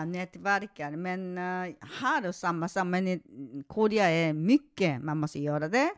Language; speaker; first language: Swedish; non-native, fluent; Korean